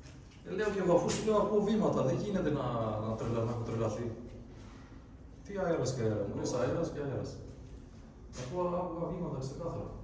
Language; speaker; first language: Greek; early bilingual, other home language; Albanian